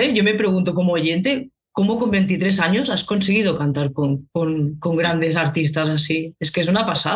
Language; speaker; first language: Spanish; native; Spanish